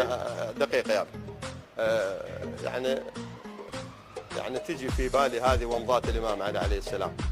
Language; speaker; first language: Arabic; native; Arabic